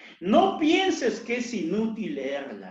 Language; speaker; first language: Spanish; native; Spanish